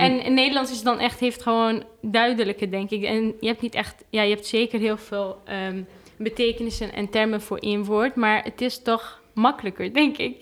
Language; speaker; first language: Dutch; non-native, fluent; Arabic